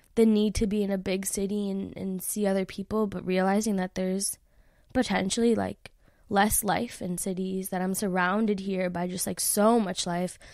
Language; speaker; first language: English; native; English